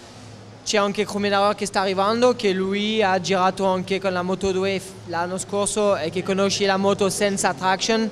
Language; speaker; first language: Italian; non-native, fluent; French